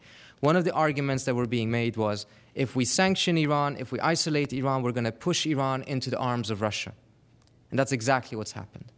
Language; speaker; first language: English; non-native, fluent; Persian